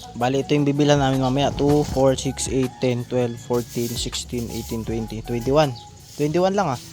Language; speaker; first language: Filipino; non-native, local second language; Cebuano